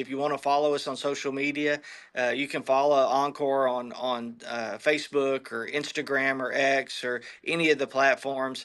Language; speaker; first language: English; native; English